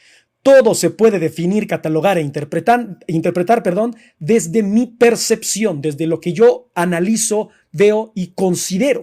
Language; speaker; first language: Spanish; native; Spanish